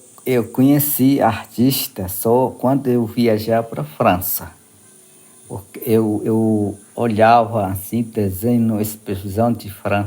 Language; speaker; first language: Portuguese; non-native, local second language; Yanomámi